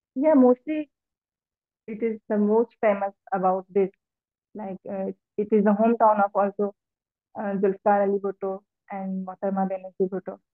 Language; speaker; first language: English; non-native, local second language; Urdu